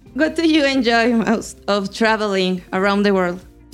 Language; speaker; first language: English; non-native, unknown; Spanish